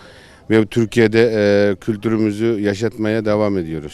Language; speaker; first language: Turkish; non-native, local second language; Kyrgyz